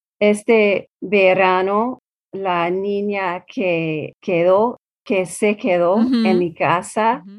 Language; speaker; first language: Spanish; non-native, learner; English